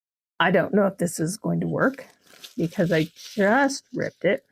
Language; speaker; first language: English; native; English